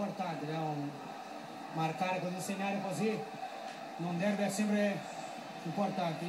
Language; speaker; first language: Italian; non-native, learner; Portuguese